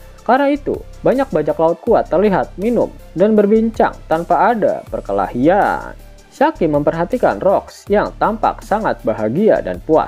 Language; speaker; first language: Indonesian; native; Indonesian